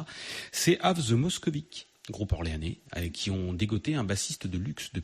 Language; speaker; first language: French; native; French